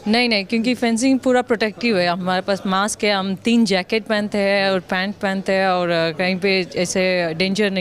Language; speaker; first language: Hindi; non-native, local second language; Tamil